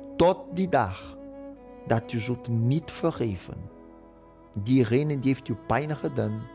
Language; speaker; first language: Dutch; non-native, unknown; Portuguese